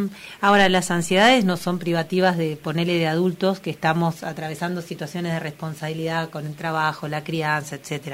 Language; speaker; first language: Spanish; native; Spanish